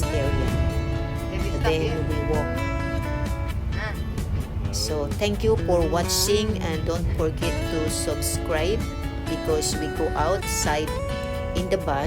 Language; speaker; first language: English; non-native, local second language; Cebuano